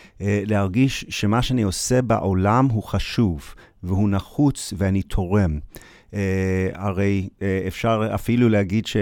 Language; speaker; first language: Hebrew; non-native, fluent; English